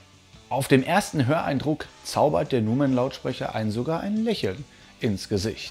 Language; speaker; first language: German; native; German